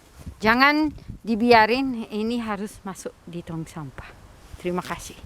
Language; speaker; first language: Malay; non-native, fluent; Dutch